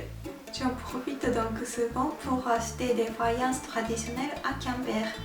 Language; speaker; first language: French; non-native, fluent; Japanese